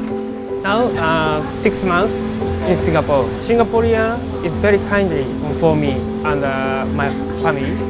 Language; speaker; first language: English; non-native, learner; Japanese